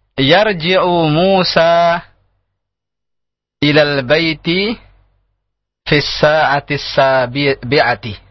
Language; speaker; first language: Arabic; non-native, fluent; Indonesian